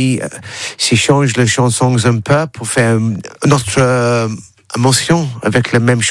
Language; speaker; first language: French; non-native, learner; English